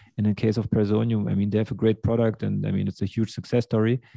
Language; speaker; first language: English; early bilingual, other home language; Russian